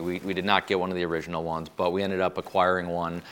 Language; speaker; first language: English; native; English